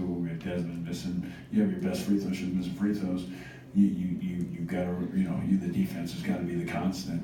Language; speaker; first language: English; native; English